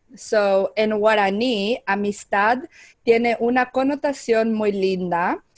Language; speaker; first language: Spanish; early bilingual, heritage; Spanish